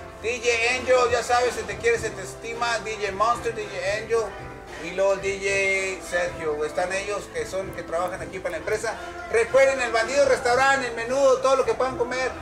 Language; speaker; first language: Spanish; native; Spanish